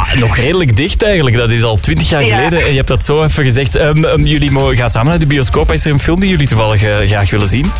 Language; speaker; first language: Dutch; native; Dutch